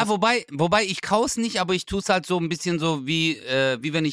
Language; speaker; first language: German; native; German